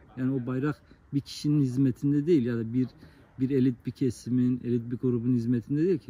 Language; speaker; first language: Turkish; non-native, local second language; Kurdish